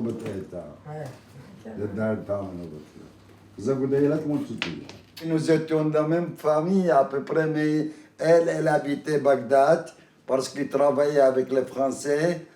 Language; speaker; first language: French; non-native, fluent; Arabic